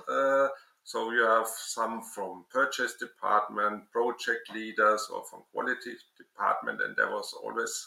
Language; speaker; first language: English; non-native, learner; German